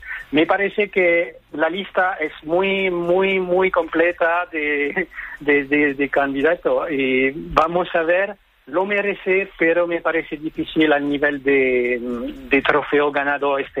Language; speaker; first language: Spanish; non-native, fluent; French